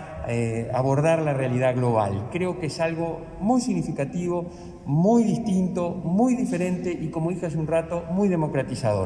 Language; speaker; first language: Spanish; native; Spanish